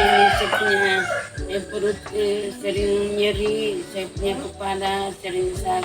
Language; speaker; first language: Indonesian; non-native, local second language; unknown